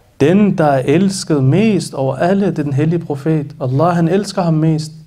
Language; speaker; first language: Danish; early bilingual, other home language; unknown